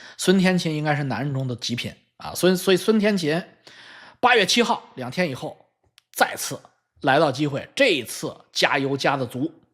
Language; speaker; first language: Chinese; native; Chinese